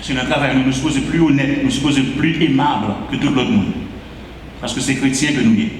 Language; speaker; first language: French; non-native, local second language; Haitian Creole